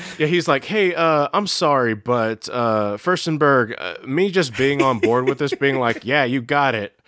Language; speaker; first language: English; native; English